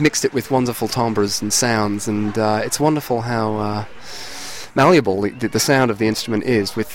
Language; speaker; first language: English; native; English